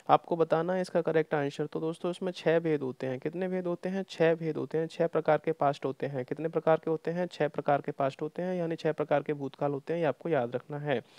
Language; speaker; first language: Hindi; native; Hindi